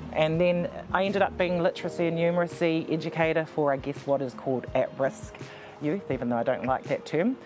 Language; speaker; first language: English; native; English